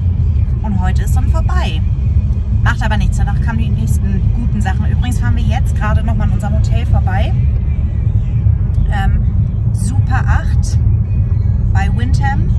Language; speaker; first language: German; native; German